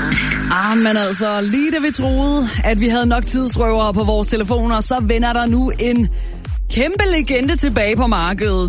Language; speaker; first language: Danish; native; Danish